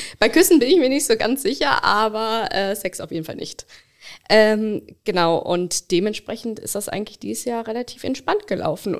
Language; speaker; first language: German; early bilingual, other home language; Bangla